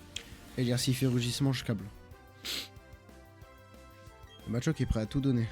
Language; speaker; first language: French; native; French